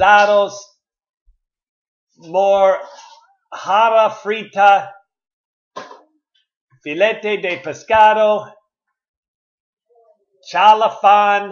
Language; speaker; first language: Spanish; non-native, learner; English